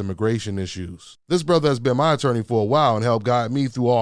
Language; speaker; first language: English; native; English